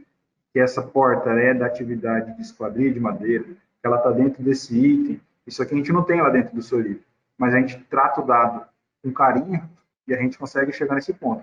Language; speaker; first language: Portuguese; native; Portuguese